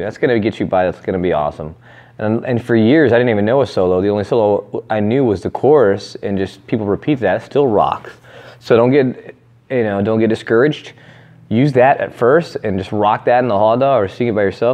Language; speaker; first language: English; native; English